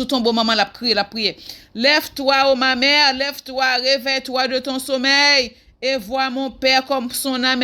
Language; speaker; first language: French; non-native, local second language; Haitian Creole